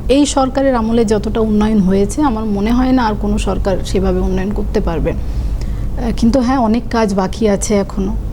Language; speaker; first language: Bangla; non-native, local second language; Santali